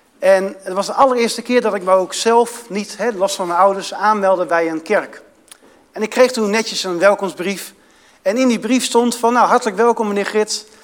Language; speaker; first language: Dutch; native; Dutch